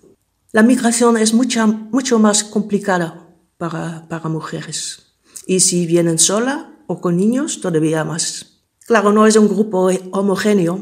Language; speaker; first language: Spanish; non-native, fluent; Dutch